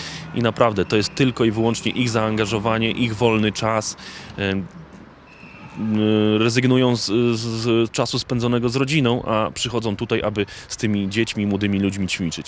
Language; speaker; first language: Polish; native; Polish